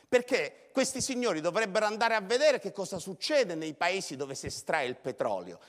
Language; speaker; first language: Italian; native; Italian